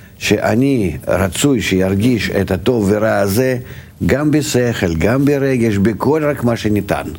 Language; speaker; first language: Hebrew; non-native, fluent; Russian